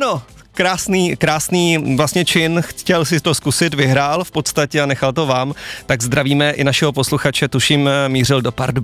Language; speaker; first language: Czech; native; Czech